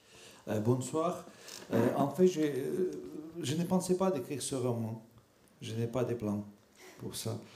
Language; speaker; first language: French; non-native, fluent; Russian